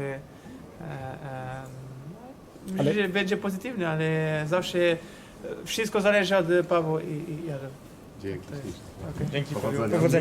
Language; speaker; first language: Polish; non-native, fluent; Portuguese